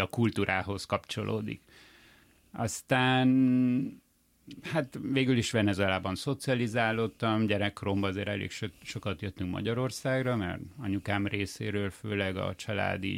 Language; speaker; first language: Hungarian; early bilingual, heritage; Hungarian